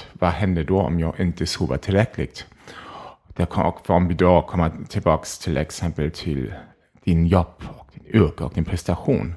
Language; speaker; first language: Swedish; non-native, fluent; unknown